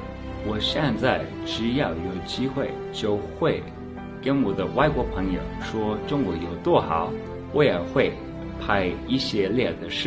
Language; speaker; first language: Chinese; non-native, fluent; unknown